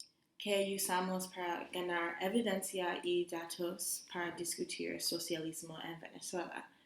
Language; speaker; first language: Spanish; non-native, learner; English